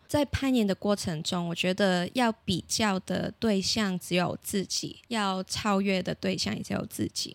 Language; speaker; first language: Chinese; non-native, local second language; Cantonese